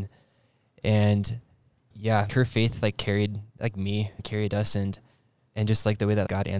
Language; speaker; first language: English; native; English